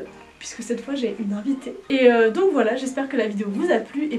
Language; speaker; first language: French; native; French